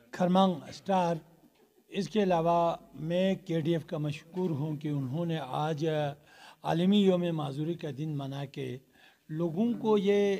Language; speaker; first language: Urdu; non-native, local second language; Balti